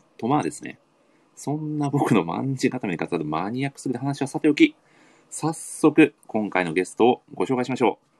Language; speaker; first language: Japanese; native; Japanese